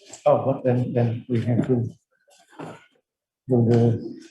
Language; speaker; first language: English; non-native, fluent; Vietnamese